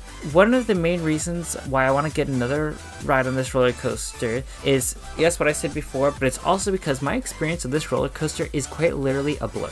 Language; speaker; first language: English; native; English